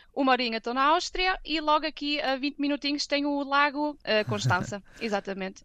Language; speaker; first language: Portuguese; native; Portuguese